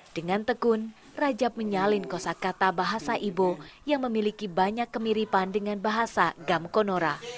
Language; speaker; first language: Indonesian; native; Indonesian